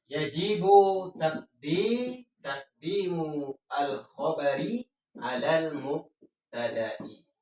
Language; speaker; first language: Arabic; non-native, fluent; Indonesian